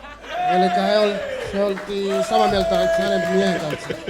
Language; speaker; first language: Finnish; early bilingual, other home language; Swahili